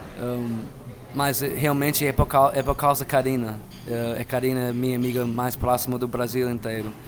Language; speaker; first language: Portuguese; non-native, learner; English